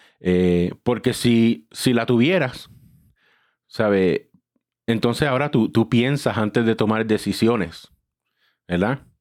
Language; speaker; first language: Spanish; early bilingual, heritage; Spanish